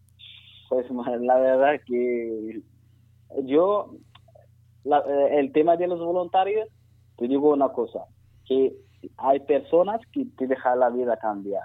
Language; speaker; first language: Spanish; non-native, learner; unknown